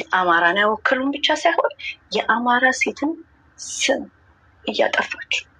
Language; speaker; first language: Amharic; non-native, local second language; Oromo